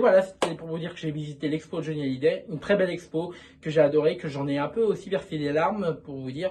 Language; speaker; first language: French; native; French